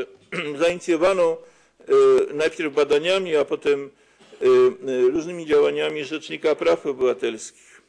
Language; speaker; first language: Polish; native; Polish